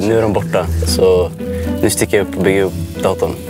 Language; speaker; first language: Swedish; native; Swedish